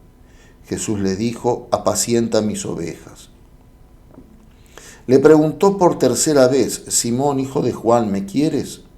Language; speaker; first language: Spanish; native; Spanish